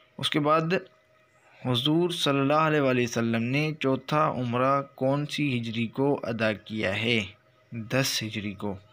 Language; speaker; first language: Urdu; non-native, local second language; Sindhi